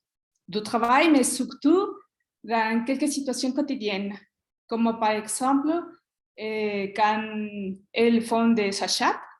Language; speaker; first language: French; non-native, learner; Spanish